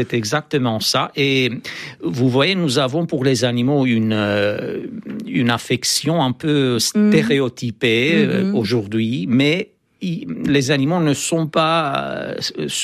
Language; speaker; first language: French; non-native, fluent; Romanian